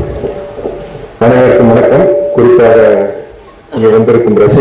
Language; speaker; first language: Tamil; native; Tamil